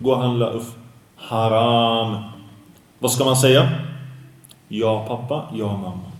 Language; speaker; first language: Swedish; early bilingual, other home language; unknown